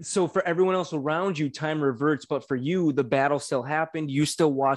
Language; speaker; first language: English; native; English